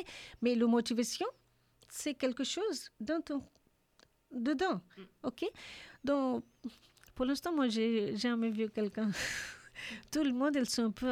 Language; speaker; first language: French; non-native, learner; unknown